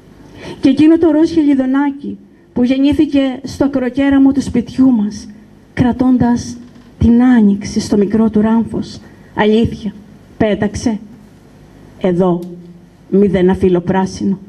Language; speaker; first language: Greek; native; Greek